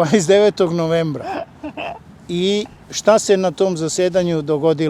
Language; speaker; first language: Bosnian; native; Bosnian